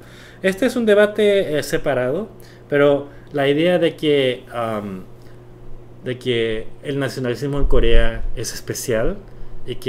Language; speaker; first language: Spanish; non-native, fluent; Korean